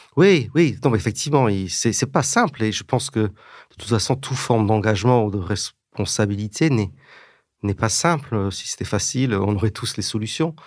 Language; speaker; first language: French; early bilingual, heritage; English